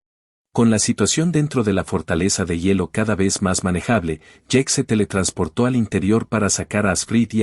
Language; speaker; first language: Spanish; native; Spanish